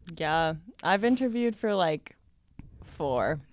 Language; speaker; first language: English; native; English